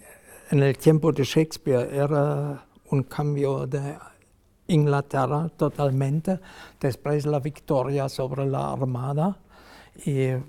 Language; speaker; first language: Spanish; non-native, fluent; German